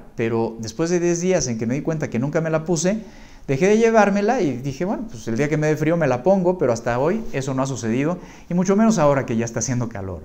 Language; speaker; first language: Spanish; native; Spanish